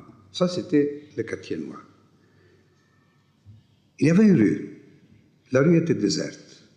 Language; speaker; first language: French; non-native, fluent; Greek